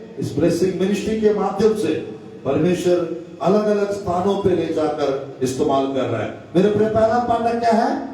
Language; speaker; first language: Hindi; non-native, local second language; Telugu